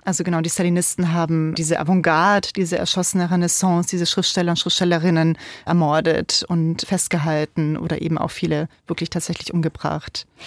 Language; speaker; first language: German; native; German